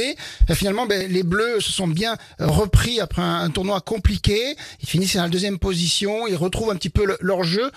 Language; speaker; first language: French; native; French